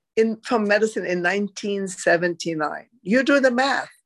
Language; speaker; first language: English; non-native, fluent; Arabic